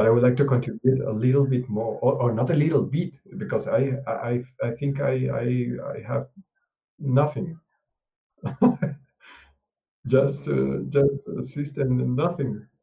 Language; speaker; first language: English; non-native, learner; Spanish